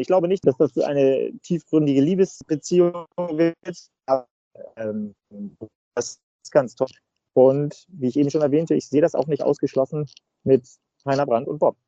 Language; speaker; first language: German; native; German